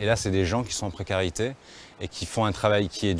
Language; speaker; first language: French; native; French